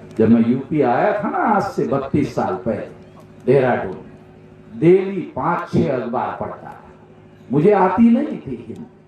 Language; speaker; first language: Hindi; non-native, local second language; Marathi